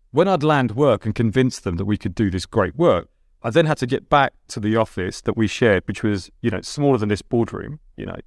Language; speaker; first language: English; early bilingual, other home language; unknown